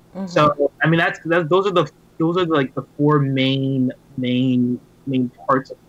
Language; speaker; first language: English; native; English